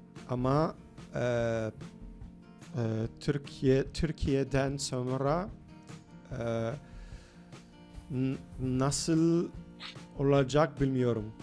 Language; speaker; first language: Turkish; non-native, learner; Portuguese